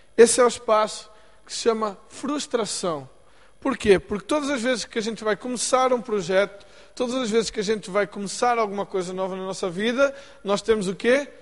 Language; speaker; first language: Portuguese; native; Portuguese